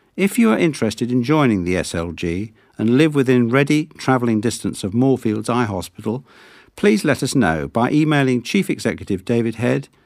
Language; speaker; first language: English; native; English